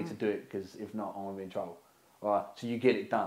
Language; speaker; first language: English; native; English